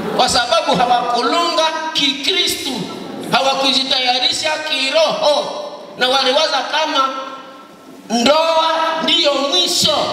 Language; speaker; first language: Swahili; non-native, local second language; Nande